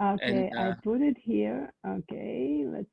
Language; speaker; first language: English; non-native, fluent; Russian